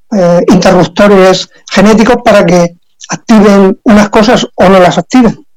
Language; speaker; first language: Spanish; native; Spanish